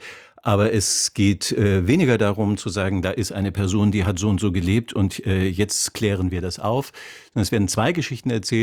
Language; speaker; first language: German; native; German